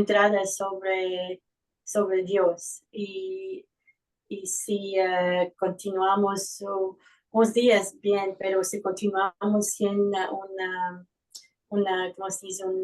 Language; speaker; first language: Spanish; non-native, fluent; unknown